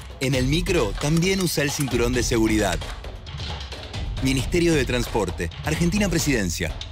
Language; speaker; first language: Spanish; native; Spanish